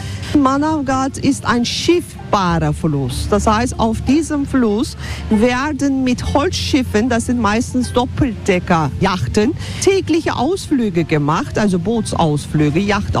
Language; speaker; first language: German; non-native, fluent; Turkish